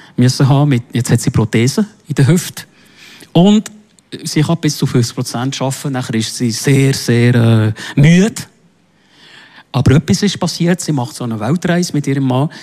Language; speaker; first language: German; non-native, local second language; French